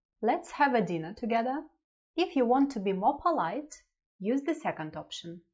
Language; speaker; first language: English; non-native, fluent; Russian